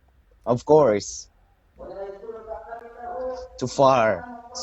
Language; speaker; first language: English; non-native, learner; Indonesian